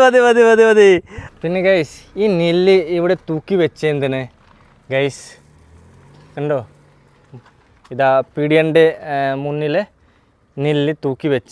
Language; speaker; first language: Malayalam; non-native, learner; Bangla